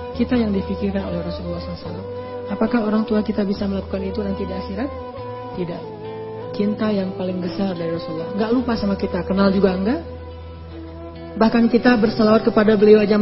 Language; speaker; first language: Indonesian; native; Indonesian